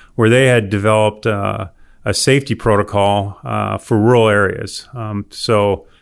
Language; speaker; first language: English; native; English